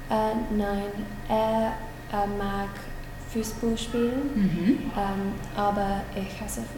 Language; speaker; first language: German; non-native, learner; English